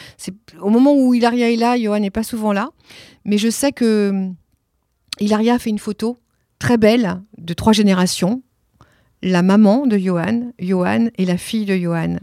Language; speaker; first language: French; early bilingual, other home language; Italian